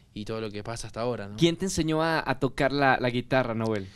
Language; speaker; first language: Spanish; native; Spanish